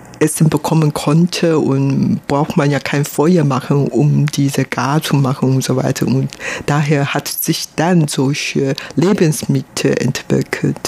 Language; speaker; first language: German; non-native, fluent; Hakka Chinese